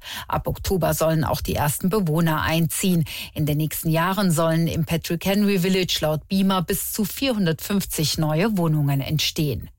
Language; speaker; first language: German; native; German